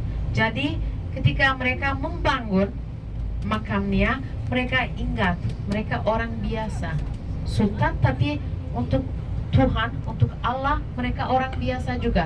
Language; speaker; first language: Indonesian; non-native, fluent; Turkish